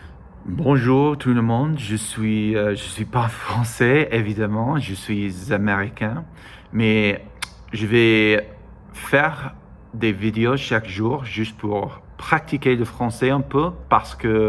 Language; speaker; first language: French; non-native, learner; English